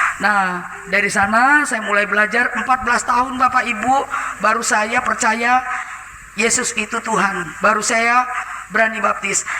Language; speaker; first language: Indonesian; native; Indonesian